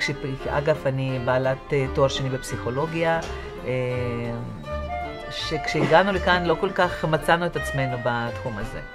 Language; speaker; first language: Hebrew; non-native, fluent; Russian